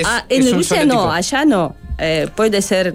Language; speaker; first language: Spanish; early bilingual, other home language; Russian